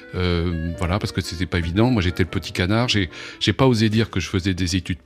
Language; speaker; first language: French; native; French